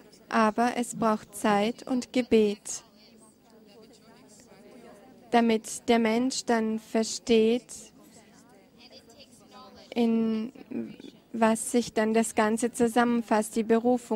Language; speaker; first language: German; non-native, fluent; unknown